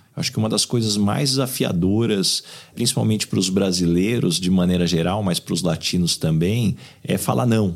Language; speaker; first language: Portuguese; native; Portuguese